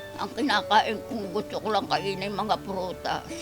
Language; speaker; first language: Filipino; native; Filipino